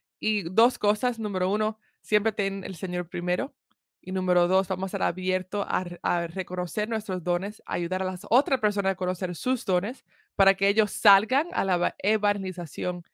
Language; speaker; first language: Spanish; early bilingual, heritage; Spanish